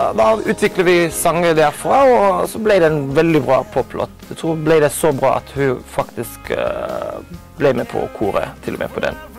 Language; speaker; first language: Norwegian; non-native, fluent; Romanian